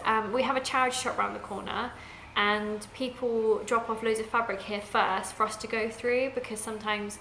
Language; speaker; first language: English; native; English